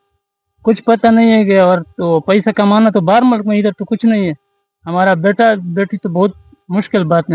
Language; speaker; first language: Hindi; non-native, local second language; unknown